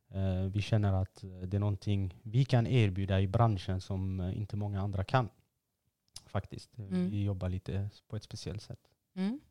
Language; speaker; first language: Swedish; early bilingual, other home language; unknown